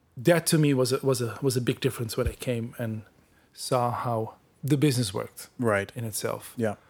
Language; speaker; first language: English; non-native, fluent; Dutch